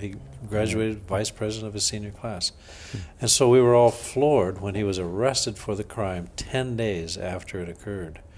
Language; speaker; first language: English; native; English